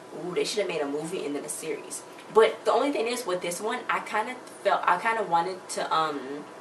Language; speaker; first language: English; native; English